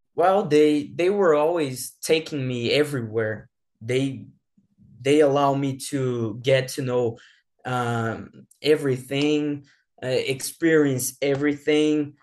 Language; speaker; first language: English; non-native, fluent; Portuguese